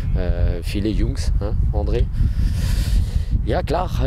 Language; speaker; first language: German; non-native, learner; French